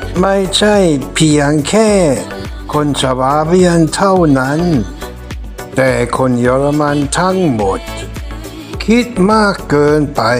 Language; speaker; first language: Thai; non-native, fluent; German